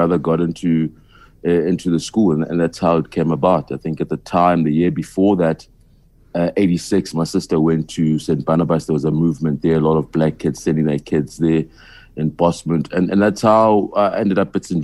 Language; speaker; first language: English; non-native, local second language; Zulu